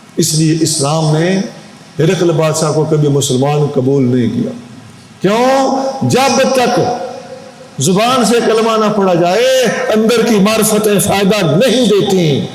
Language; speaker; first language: Urdu; non-native, local second language; Punjabi